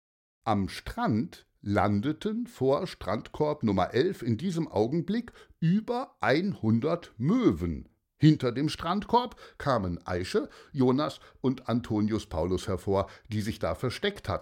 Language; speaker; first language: German; native; German